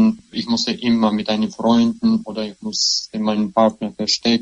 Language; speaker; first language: German; non-native, learner; Russian